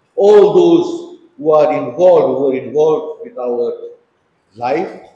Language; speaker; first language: English; non-native, local second language; Konkani